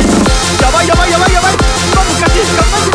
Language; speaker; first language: Japanese; native; Japanese